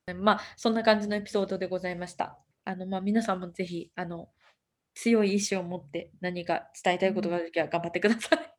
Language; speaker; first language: Japanese; native; Japanese